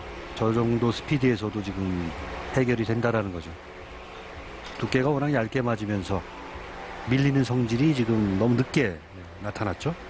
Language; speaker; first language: Korean; native; Korean